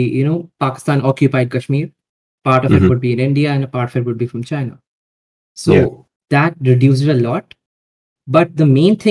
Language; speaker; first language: English; non-native, local second language; Hindi